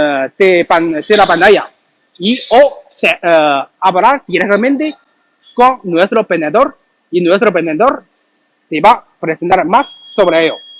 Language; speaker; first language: Spanish; non-native, learner; Chinese